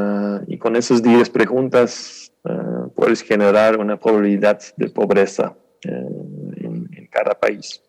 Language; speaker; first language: Spanish; non-native, fluent; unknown